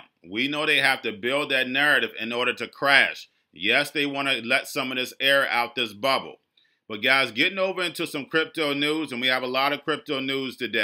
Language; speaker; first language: English; native; English